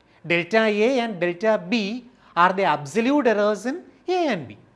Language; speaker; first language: English; non-native, local second language; Malayalam